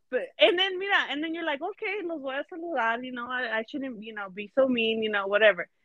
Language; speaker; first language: English; early bilingual, other home language; Spanish